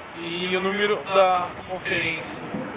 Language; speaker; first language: Spanish; non-native, learner; Portuguese